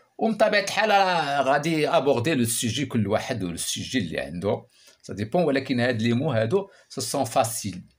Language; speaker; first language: French; non-native, local second language; Arabic